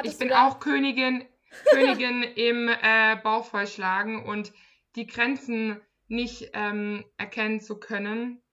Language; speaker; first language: German; native; German